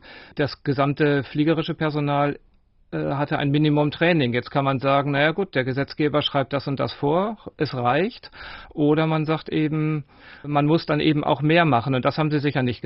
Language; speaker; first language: German; native; German